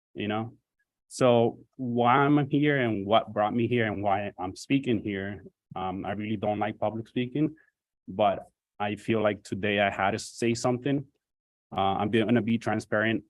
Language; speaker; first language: English; native; English